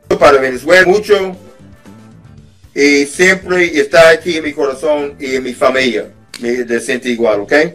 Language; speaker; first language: Spanish; non-native, fluent; English